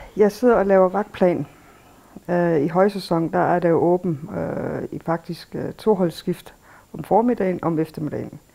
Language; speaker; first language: Danish; early bilingual, other home language; Kalaallisut